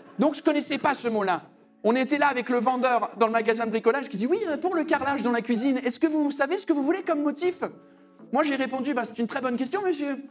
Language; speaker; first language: French; early bilingual, other home language; English